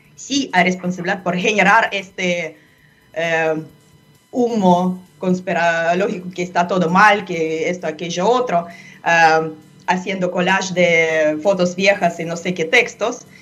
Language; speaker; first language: Spanish; non-native, fluent; Russian